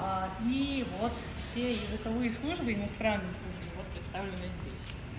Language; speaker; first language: Russian; non-native, local second language; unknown